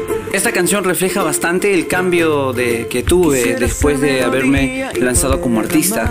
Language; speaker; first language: Spanish; native; Spanish